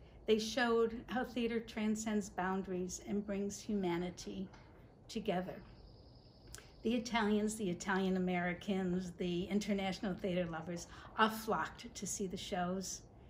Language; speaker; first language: English; native; English